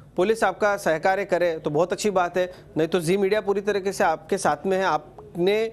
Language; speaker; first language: Hindi; non-native, local second language; Marathi